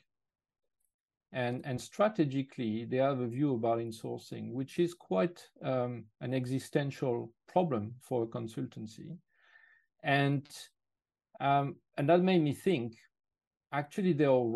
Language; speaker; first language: English; non-native, fluent; French